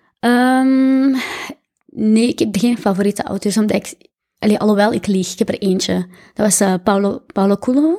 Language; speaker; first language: Dutch; early bilingual, other home language; Arabic